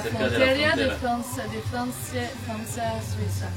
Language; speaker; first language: Spanish; non-native, learner; French